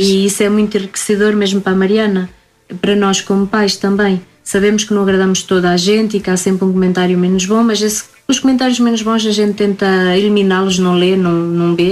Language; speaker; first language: Portuguese; native; Portuguese